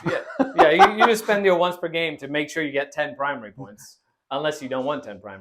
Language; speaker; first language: English; native; English